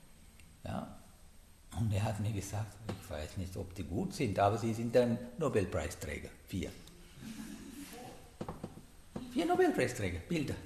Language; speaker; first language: German; non-native, learner; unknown